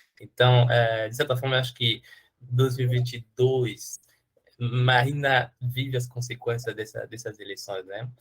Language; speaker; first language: Portuguese; non-native, fluent; French